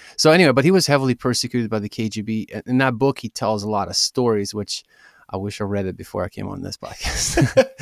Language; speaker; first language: English; early bilingual, other home language; Ukrainian